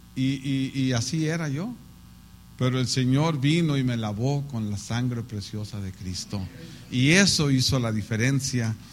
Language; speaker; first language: Spanish; native; Spanish